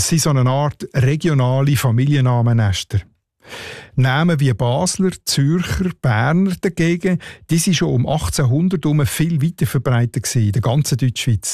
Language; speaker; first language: German; native; German